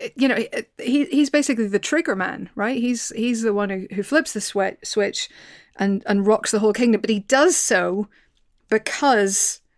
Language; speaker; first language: English; native; English